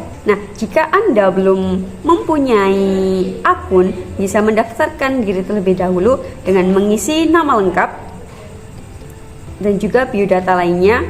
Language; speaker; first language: Indonesian; native; Indonesian